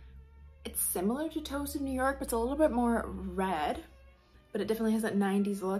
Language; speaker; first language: English; native; English